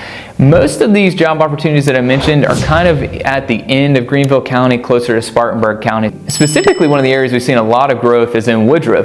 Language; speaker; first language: English; native; English